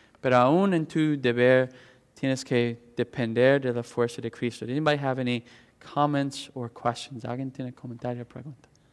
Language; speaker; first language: Spanish; non-native, fluent; English